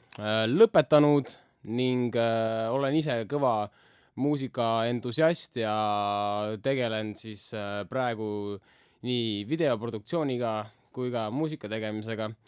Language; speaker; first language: Estonian; native; Estonian